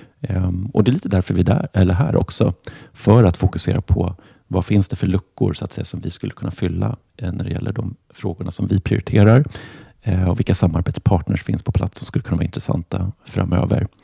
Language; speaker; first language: Swedish; native; Swedish